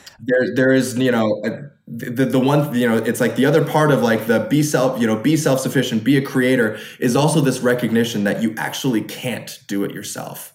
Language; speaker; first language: English; early bilingual, other home language; Chinese